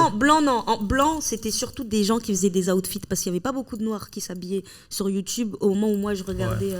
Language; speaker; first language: French; native; French